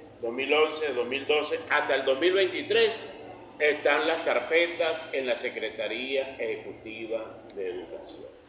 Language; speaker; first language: Spanish; native; Spanish